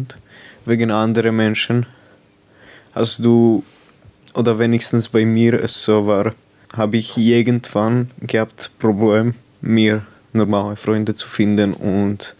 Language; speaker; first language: German; non-native, local second language; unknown